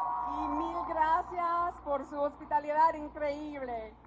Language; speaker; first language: Spanish; non-native, fluent; English